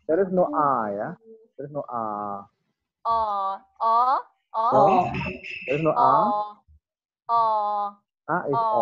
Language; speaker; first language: English; non-native, learner; Indonesian